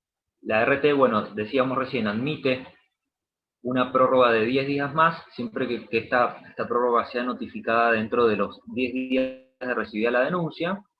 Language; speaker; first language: Spanish; native; Spanish